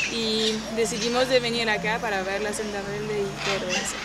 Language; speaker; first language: Spanish; non-native, learner; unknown